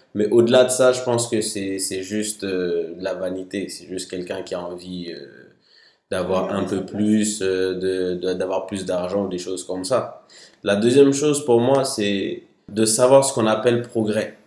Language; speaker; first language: French; non-native, local second language; Bambara